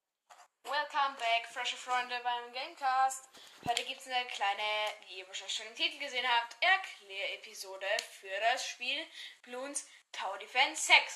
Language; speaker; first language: German; native; German